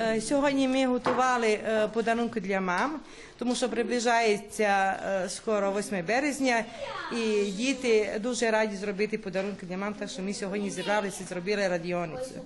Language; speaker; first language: Ukrainian; early bilingual, heritage; Ukrainian